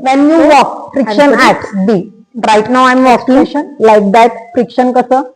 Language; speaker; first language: English; non-native, local second language; Marathi